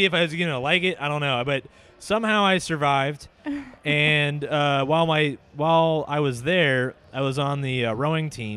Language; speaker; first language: English; native; English